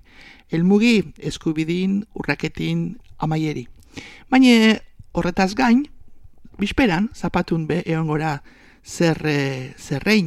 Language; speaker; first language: Basque; native; Basque